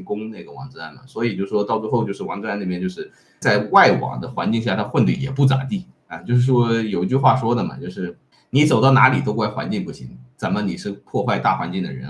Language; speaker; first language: Chinese; native; Chinese